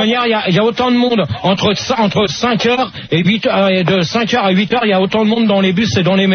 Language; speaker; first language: French; native; French